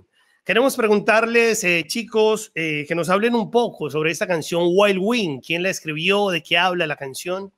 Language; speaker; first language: Spanish; native; Spanish